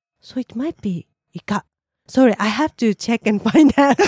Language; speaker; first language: English; non-native, fluent; Japanese